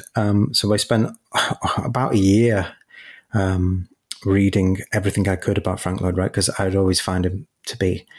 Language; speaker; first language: English; native; English